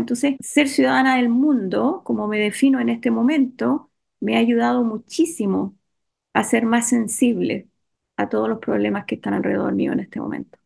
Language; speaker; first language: Spanish; native; Spanish